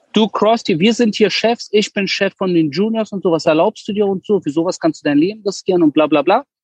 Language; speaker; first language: German; early bilingual, other home language; Persian